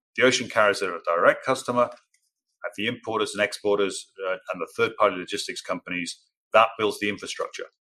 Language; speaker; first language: English; native; English